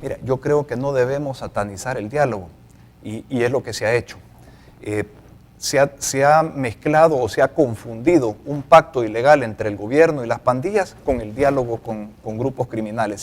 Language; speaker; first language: Spanish; native; Spanish